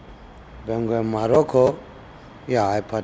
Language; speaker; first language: Spanish; non-native, learner; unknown